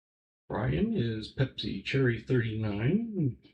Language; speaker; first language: English; native; English